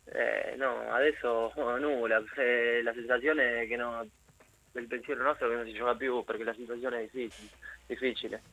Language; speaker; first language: Italian; non-native, learner; Spanish